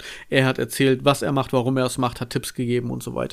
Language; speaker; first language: German; native; German